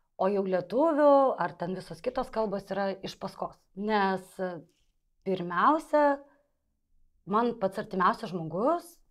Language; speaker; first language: Lithuanian; non-native, local second language; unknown